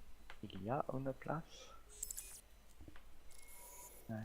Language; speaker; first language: French; native; French